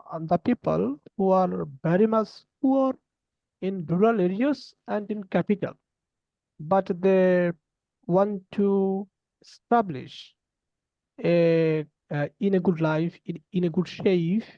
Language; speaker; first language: English; non-native, learner; Bangla